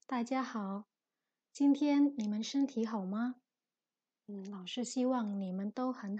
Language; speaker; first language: Chinese; non-native, fluent; Indonesian